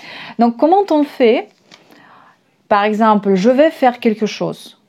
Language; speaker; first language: French; non-native, fluent; Russian